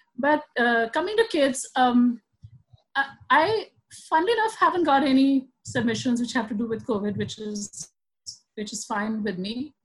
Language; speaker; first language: English; non-native, local second language; Hindi